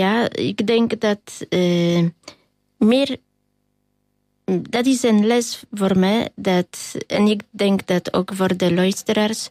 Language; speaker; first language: Dutch; non-native, learner; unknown